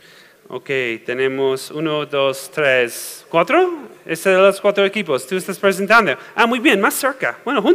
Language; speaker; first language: Spanish; non-native, fluent; English